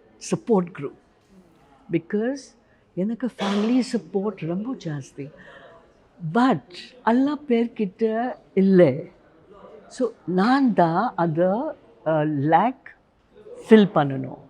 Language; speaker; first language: Tamil; non-native, learner; Hindi